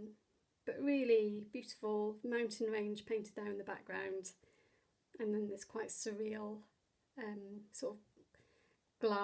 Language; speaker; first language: English; native; English